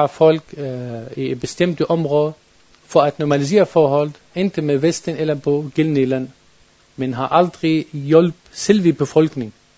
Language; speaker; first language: Danish; non-native, learner; Arabic